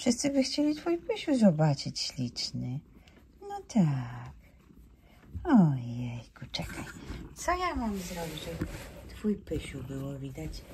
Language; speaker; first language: Polish; native; Polish